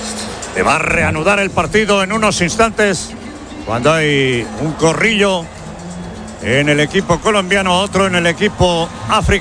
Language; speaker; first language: Spanish; native; Spanish